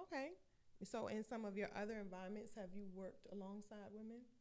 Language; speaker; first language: English; native; English